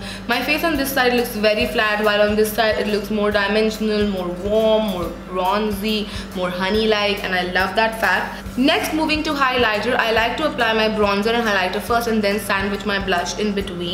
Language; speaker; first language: English; non-native, local second language; Hindi